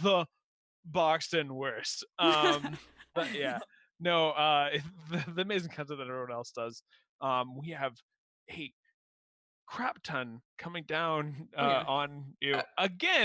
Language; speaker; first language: English; native; English